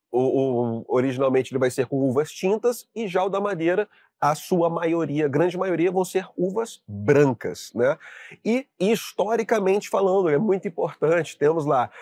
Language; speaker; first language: Portuguese; native; Portuguese